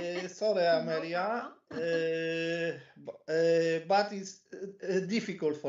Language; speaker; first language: English; non-native, learner; Polish